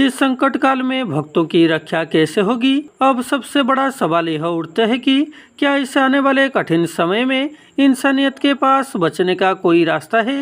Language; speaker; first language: Hindi; non-native, local second language; Odia